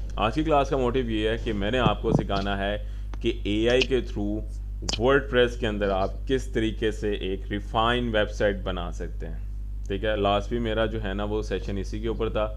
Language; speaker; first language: Urdu; non-native, local second language; Punjabi